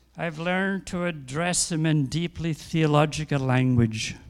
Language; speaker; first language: English; native; English